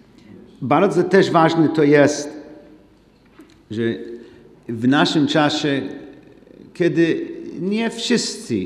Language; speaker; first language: Polish; non-native, learner; English